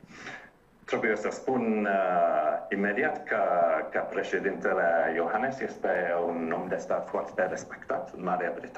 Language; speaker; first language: Romanian; non-native, learner; English